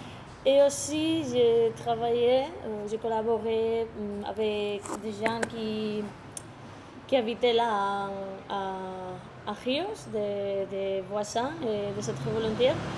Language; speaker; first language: French; non-native, fluent; Spanish